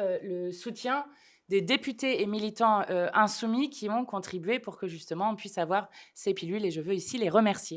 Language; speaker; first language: French; native; French